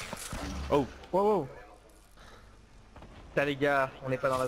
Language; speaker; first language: French; native; French